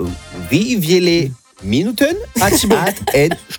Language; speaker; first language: German; non-native, learner; French